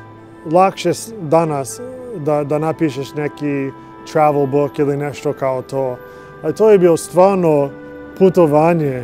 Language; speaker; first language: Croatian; non-native, learner; English